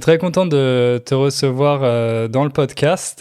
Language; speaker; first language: French; native; French